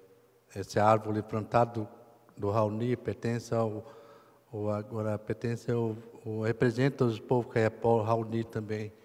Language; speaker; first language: Portuguese; non-native, local second language; Kayapó